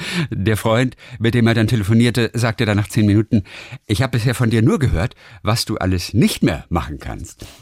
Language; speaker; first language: German; native; German